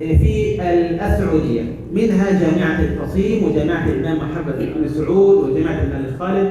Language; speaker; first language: Arabic; native; Arabic